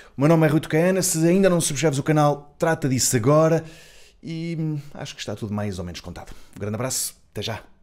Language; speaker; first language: Portuguese; native; Portuguese